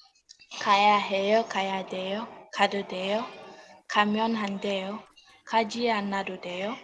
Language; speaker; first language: Korean; non-native, learner; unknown